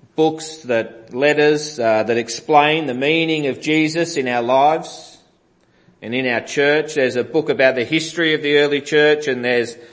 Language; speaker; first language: English; native; English